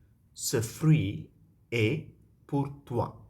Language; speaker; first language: French; non-native, fluent; Telugu